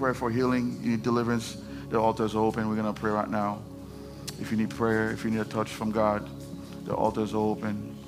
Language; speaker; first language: English; non-native, fluent; Haitian Creole